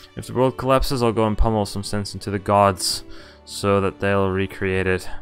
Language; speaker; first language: English; non-native, fluent; Dutch